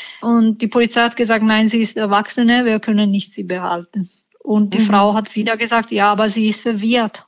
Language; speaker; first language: German; non-native, learner; Italian